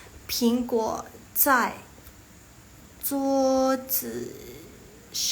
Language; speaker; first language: Chinese; non-native, fluent; Indonesian